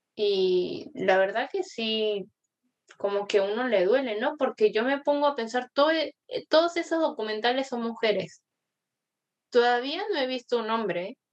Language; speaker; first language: Spanish; early bilingual, other home language; Korean